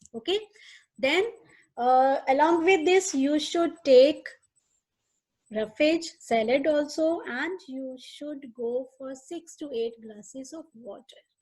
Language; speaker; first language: English; non-native, local second language; Hindi